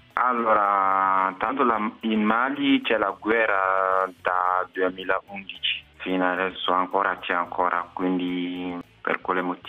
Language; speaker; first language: Italian; non-native, fluent; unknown